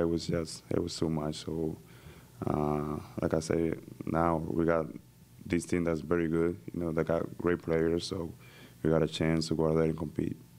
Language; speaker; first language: English; non-native, fluent; Spanish